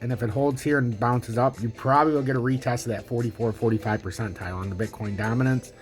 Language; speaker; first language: English; native; English